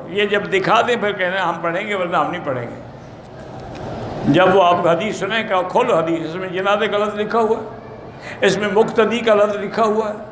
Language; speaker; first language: Urdu; native; Urdu